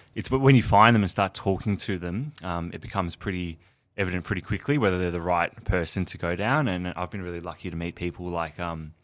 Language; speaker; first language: English; native; English